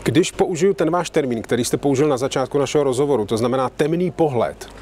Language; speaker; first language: Czech; native; Czech